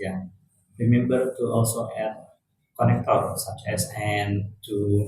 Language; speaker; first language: English; non-native, learner; Indonesian